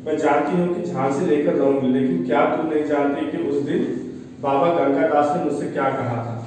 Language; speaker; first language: Hindi; non-native, local second language; Telugu